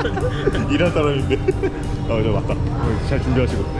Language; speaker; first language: Korean; native; Korean